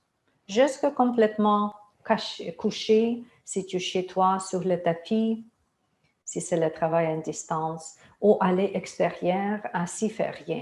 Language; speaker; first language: French; non-native, fluent; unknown